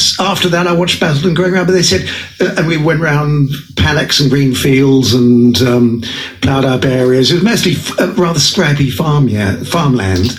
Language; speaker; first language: English; native; English